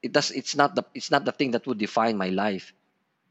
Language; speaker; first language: English; non-native, local second language; Filipino